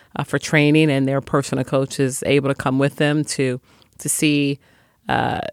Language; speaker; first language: English; native; English